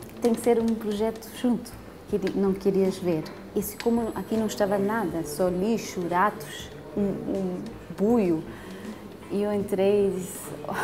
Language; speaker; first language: Portuguese; non-native, learner; German